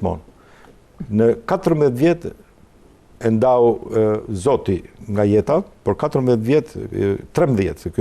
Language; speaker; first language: Albanian; native; Albanian